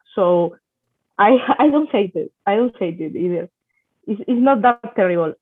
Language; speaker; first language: English; non-native, fluent; Spanish